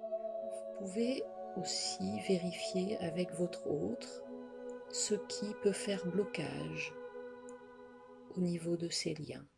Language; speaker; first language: French; native; French